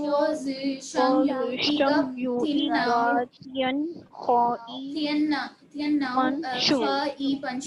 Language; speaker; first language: Chinese; non-native, learner; Hindi